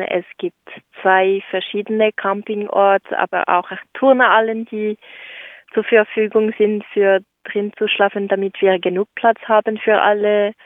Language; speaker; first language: German; non-native, local second language; French